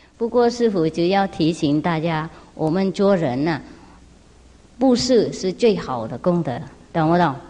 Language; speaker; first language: Chinese; non-native, fluent; Vietnamese